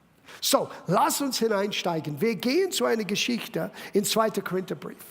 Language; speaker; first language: German; non-native, fluent; English